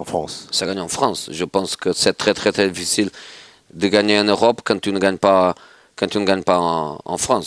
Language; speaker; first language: French; non-native, fluent; Portuguese